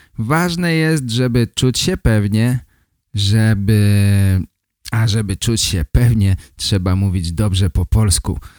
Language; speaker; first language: Polish; native; Polish